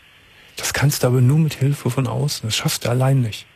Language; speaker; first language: German; native; German